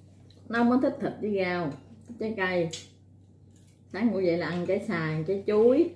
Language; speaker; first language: Vietnamese; native; Vietnamese